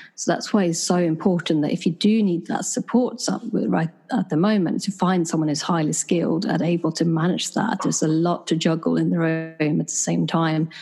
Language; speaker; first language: English; non-native, fluent; Swedish